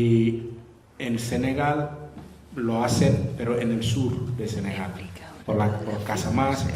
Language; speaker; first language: Spanish; non-native, fluent; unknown